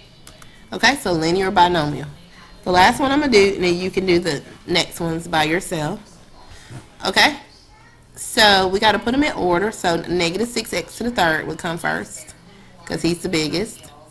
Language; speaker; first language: English; native; English